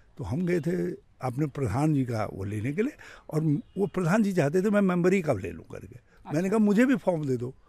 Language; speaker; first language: Hindi; native; Hindi